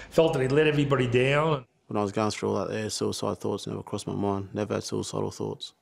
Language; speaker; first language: English; native; English